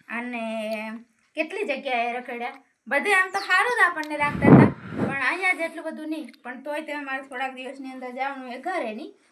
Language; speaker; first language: Gujarati; non-native, local second language; Bhili